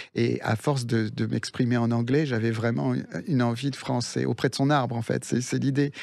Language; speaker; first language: French; early bilingual, other home language; Spanish